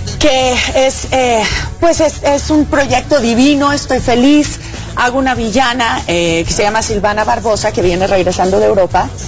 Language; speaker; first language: Spanish; early bilingual, heritage; English